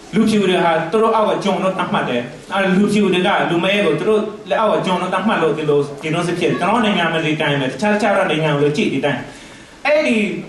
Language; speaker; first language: Burmese; non-native, local second language; Mon